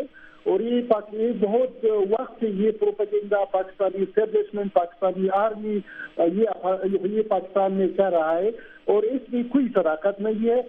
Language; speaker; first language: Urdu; non-native, fluent; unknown